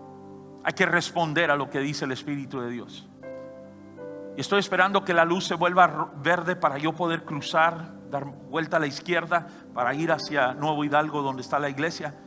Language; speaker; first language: Spanish; native; Spanish